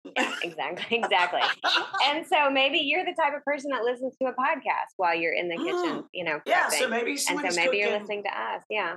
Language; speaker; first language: English; native; English